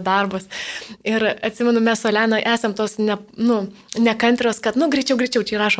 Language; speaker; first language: Lithuanian; native; Lithuanian